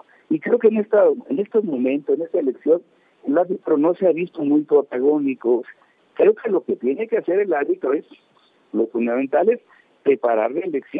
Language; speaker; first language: Spanish; native; Spanish